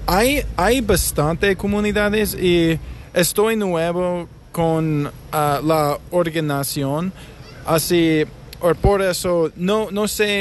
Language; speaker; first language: Spanish; non-native, learner; English